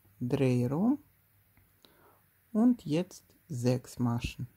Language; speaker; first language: German; non-native, learner; Russian